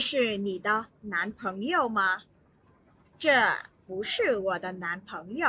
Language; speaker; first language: Chinese; non-native, fluent; Vietnamese